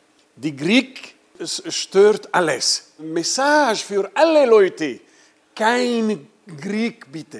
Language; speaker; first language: German; non-native, learner; Arabic